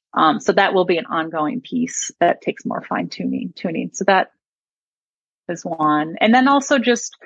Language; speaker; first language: English; native; English